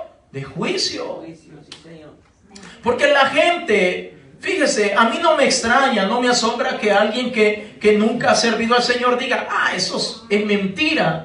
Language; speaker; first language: Spanish; native; Spanish